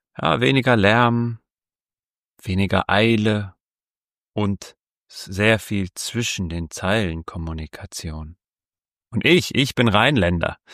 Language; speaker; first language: German; native; German